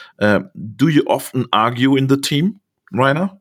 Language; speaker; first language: English; non-native, fluent; German